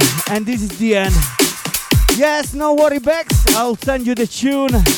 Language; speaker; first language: English; non-native, fluent; Italian